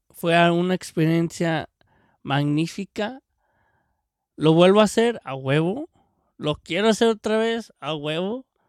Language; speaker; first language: Spanish; early bilingual, heritage; Spanish